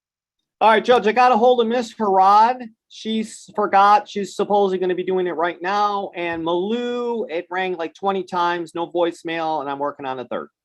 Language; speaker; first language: English; native; English